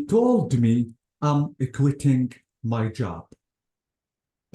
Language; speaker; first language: English; non-native, fluent; Arabic